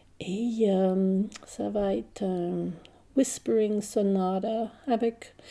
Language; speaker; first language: French; non-native, local second language; English